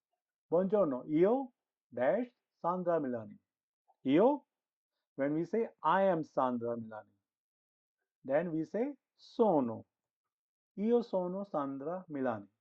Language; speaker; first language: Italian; non-native, fluent; Hindi